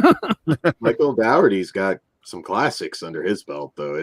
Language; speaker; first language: English; native; English